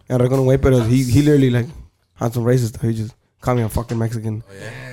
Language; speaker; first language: English; early bilingual, other home language; Spanish